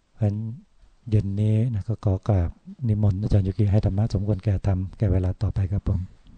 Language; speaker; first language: Thai; native; Thai